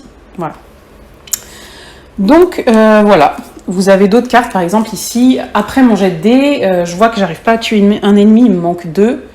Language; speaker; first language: French; native; French